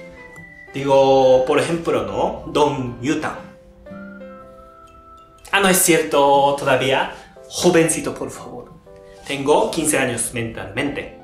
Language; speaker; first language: Spanish; non-native, fluent; Japanese